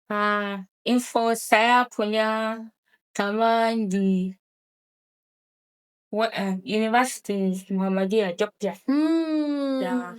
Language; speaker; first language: Indonesian; non-native, learner; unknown